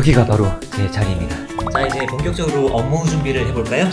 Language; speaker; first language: Korean; native; Korean